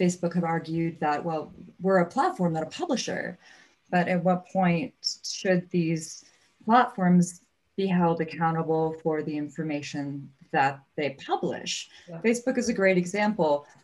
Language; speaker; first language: English; native; English